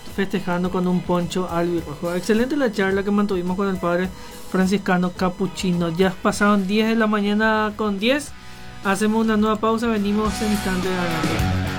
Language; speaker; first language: Spanish; native; Spanish